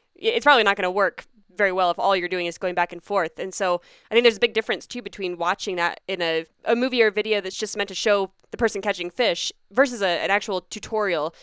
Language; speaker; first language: English; native; English